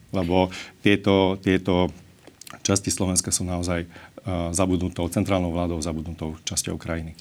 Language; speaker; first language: Slovak; non-native, local second language; Hungarian